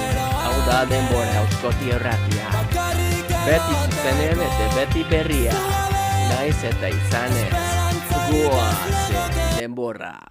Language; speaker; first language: Basque; non-native, learner; English